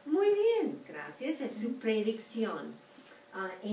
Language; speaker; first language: Spanish; non-native, fluent; English